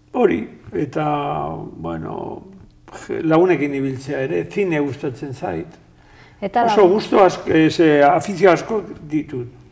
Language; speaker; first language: Basque; non-native, local second language; Spanish